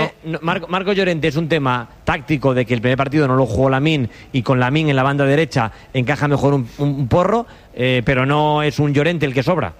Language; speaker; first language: Spanish; native; Spanish